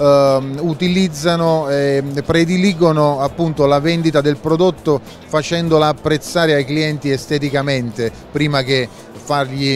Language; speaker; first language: Italian; native; Italian